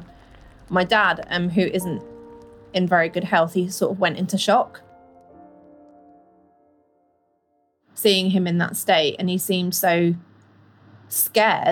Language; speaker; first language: English; native; English